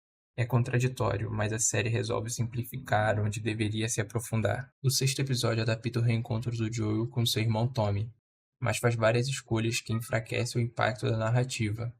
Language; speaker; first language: Portuguese; native; Portuguese